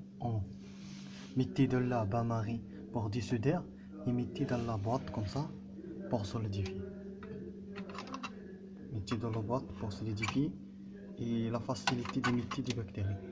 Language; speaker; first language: French; non-native, learner; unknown